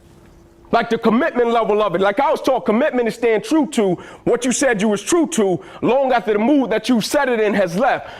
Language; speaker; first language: English; native; English